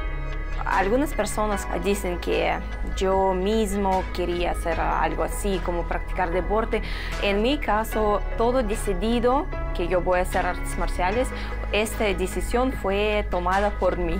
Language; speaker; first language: Spanish; non-native, fluent; Russian